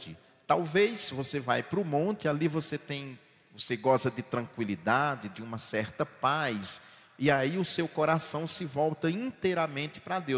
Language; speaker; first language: Portuguese; native; Portuguese